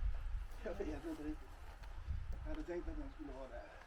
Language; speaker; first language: Swedish; native; Swedish